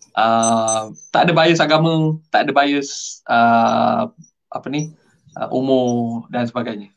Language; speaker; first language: Malay; non-native, local second language; Tamil